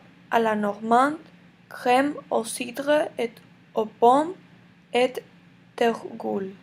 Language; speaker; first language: French; non-native, learner; Spanish